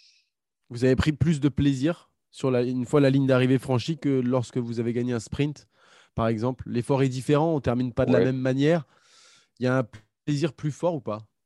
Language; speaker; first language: French; native; French